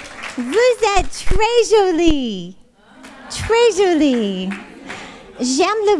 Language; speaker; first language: French; non-native, learner; English